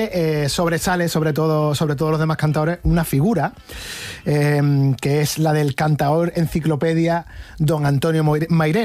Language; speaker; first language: Spanish; native; Spanish